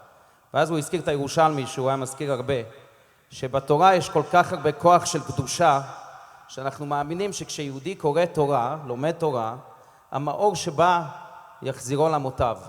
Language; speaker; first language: Hebrew; non-native, fluent; English